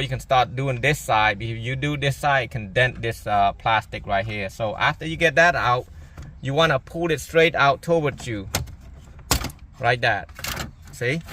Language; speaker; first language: English; non-native, local second language; Khmer